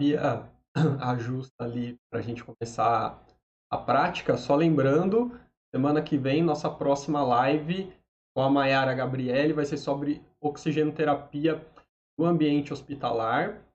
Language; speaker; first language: Portuguese; native; Portuguese